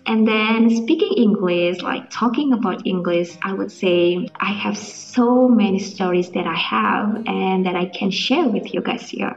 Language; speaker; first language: English; non-native, fluent; Indonesian